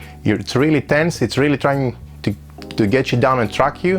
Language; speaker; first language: English; non-native, fluent; Greek